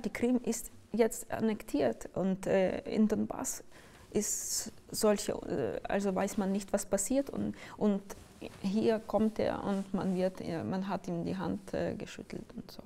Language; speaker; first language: German; non-native, fluent; Ukrainian